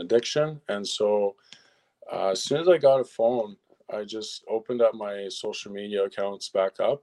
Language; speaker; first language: English; early bilingual, other home language; French